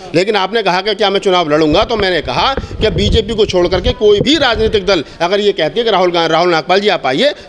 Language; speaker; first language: Hindi; native; Hindi